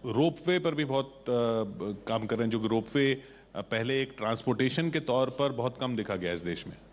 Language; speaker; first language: Hindi; native; Hindi